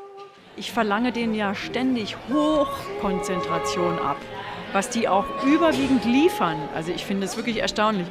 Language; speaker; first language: German; native; German